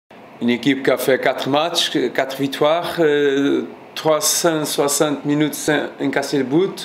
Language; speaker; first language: French; non-native, fluent; Portuguese